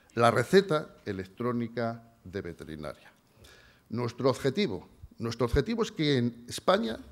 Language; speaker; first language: Spanish; native; Spanish